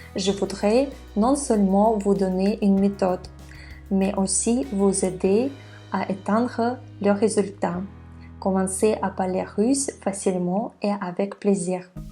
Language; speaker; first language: French; non-native, fluent; Russian